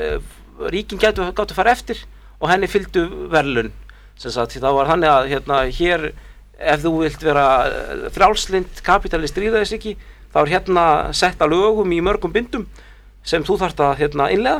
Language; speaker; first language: Icelandic; early bilingual, other home language; Polish